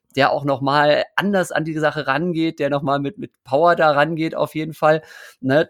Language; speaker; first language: German; native; German